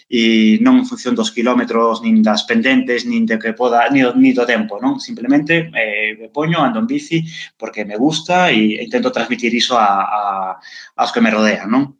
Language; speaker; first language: Galician; non-native, local second language; Spanish